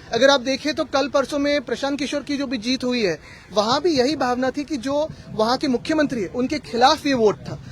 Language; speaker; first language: Hindi; non-native, local second language; Marathi